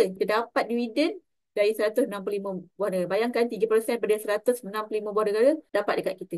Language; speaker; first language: Malay; native; Malay